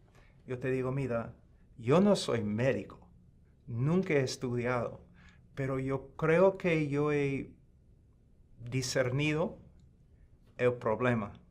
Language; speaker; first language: Spanish; non-native, fluent; English